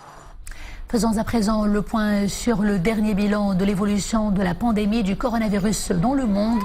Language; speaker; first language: French; non-native, local second language; Arabic